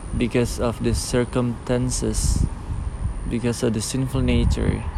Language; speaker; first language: English; non-native, fluent; Indonesian